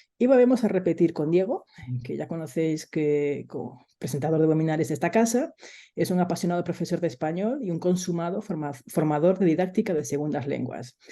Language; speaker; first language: Spanish; native; Spanish